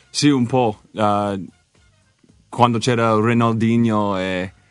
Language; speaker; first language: Italian; non-native, learner; English